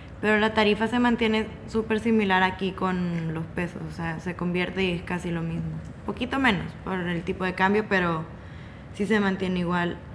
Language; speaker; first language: Spanish; native; Spanish